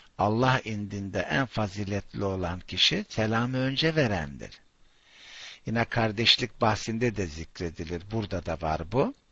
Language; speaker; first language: Turkish; non-native, fluent; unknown